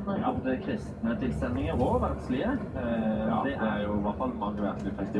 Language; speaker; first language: Norwegian; native; Norwegian